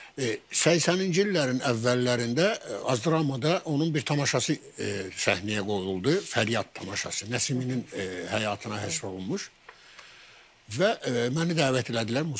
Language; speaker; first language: Azerbaijani; native; Azerbaijani